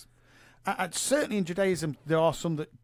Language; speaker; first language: English; native; English